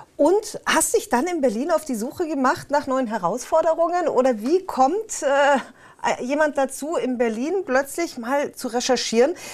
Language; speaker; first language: German; native; German